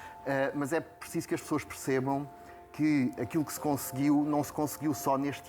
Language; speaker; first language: Portuguese; native; Portuguese